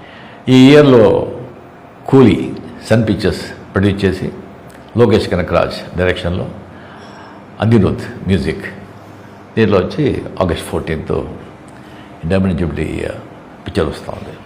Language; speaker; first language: Telugu; non-native, local second language; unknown